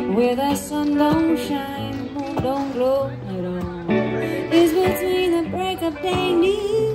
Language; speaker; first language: English; native; English